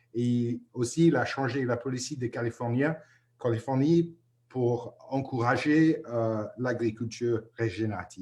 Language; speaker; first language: French; non-native, fluent; English